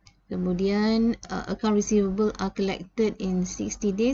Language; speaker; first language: English; non-native, local second language; Malay